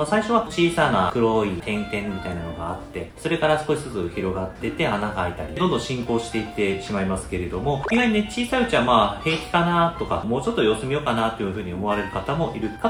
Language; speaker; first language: Japanese; native; Japanese